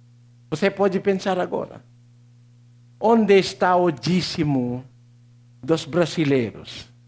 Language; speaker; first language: Portuguese; non-native, learner; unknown